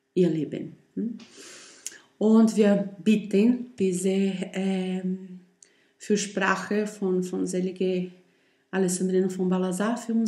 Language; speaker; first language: German; non-native, learner; Portuguese